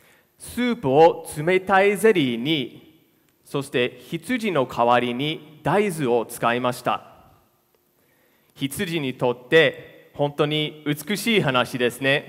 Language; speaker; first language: Japanese; non-native, fluent; English